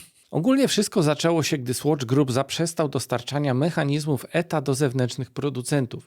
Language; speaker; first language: Polish; native; Polish